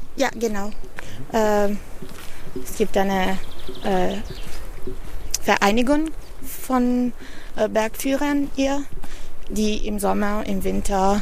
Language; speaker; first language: German; non-native, fluent; Italian